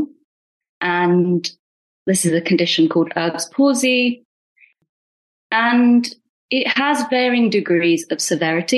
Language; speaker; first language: English; non-native, local second language; Punjabi